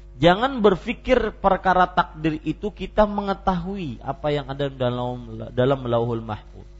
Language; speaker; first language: Indonesian; native; Indonesian